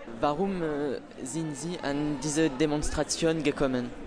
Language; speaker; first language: German; non-native, learner; French